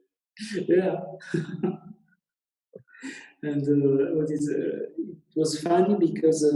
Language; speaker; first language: English; non-native, learner; Italian